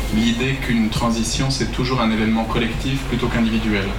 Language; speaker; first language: French; native; French